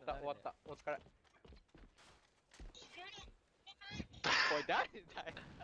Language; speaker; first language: Japanese; native; Japanese